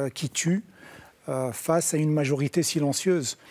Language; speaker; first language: French; non-native, local second language; Arabic